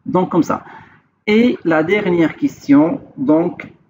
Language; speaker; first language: French; non-native, local second language; Arabic